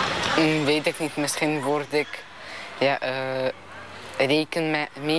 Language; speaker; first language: Dutch; early bilingual, other home language; Ukrainian